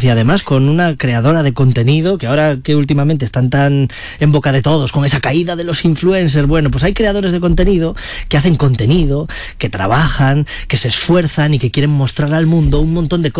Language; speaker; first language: Spanish; native; Spanish